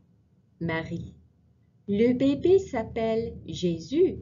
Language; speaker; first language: French; non-native, fluent; English